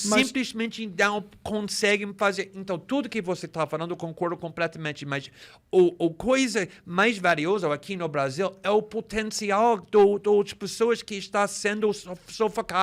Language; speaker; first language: Portuguese; non-native, fluent; English